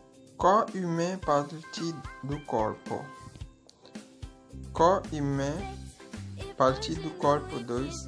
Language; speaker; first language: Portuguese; non-native, learner; Haitian Creole